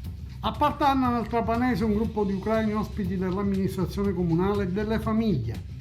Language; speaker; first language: Italian; native; Italian